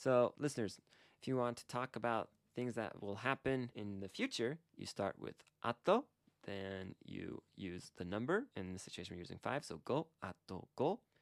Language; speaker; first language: English; native; English